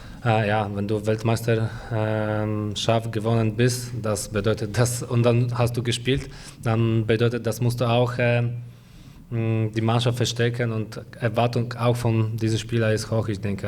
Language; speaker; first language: German; non-native, fluent; Polish